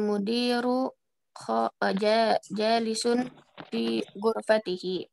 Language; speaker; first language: Arabic; non-native, learner; Indonesian